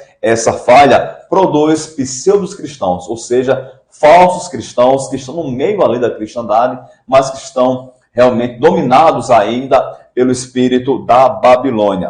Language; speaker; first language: Portuguese; native; Portuguese